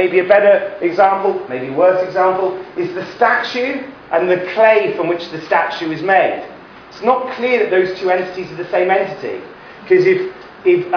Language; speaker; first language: English; native; English